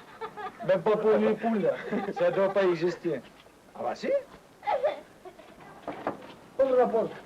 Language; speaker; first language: French; native; French